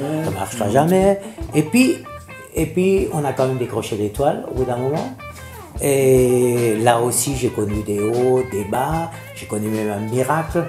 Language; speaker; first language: French; native; French